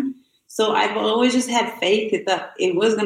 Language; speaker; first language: English; non-native, fluent; Rundi